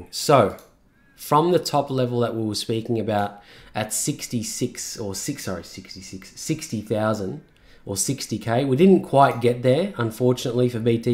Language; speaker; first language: English; native; English